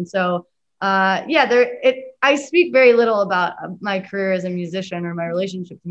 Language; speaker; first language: English; native; English